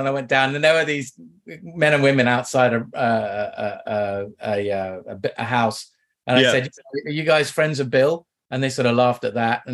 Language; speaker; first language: English; native; English